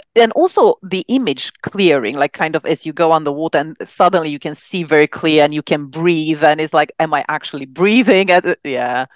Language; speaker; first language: English; non-native, fluent; Romanian